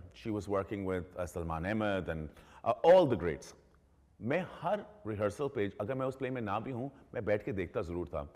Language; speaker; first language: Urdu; early bilingual, heritage; Urdu